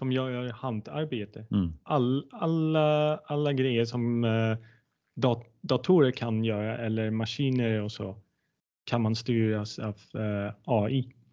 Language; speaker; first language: Swedish; non-native, fluent; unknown